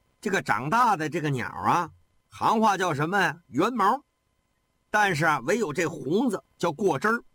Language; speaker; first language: Chinese; native; Chinese